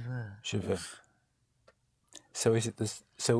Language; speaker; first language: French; non-native, learner; English